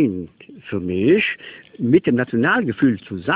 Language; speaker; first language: German; non-native, local second language; Luxembourgish